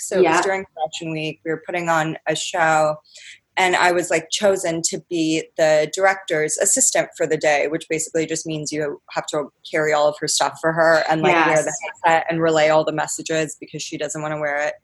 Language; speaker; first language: English; native; English